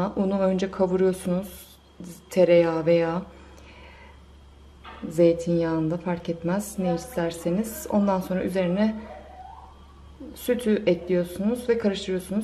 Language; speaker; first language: Turkish; native; Turkish